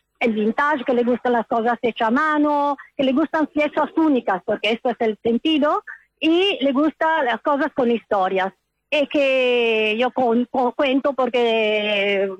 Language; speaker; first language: Spanish; non-native, fluent; Italian